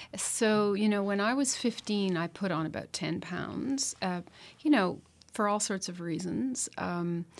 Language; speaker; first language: English; native; English